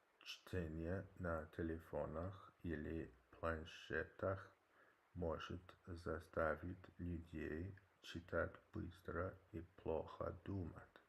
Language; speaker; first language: Russian; non-native, learner; English